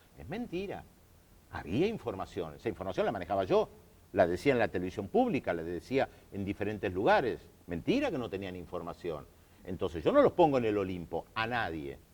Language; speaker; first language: Spanish; early bilingual, other home language; German